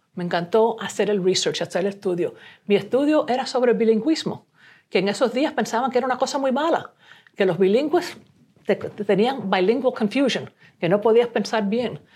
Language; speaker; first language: Spanish; early bilingual, heritage; Spanish